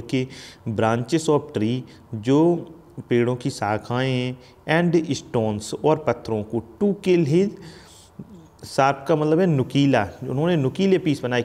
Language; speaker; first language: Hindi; native; Hindi